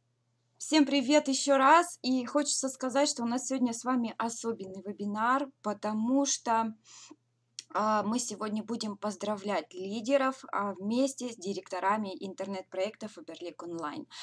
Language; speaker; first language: Russian; native; Russian